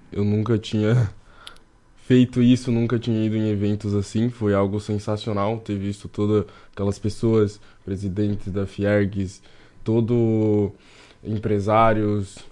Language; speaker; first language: Portuguese; early bilingual, other home language; Haitian Creole